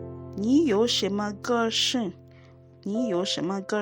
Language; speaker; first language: Chinese; non-native, fluent; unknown